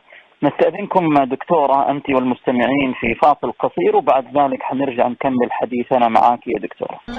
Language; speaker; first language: Arabic; native; Arabic